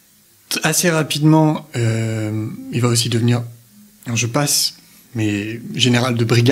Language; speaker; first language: French; native; French